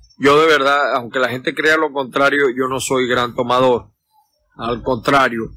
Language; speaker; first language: Spanish; native; Spanish